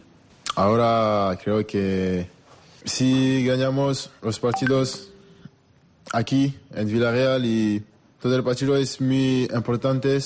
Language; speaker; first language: Spanish; non-native, learner; French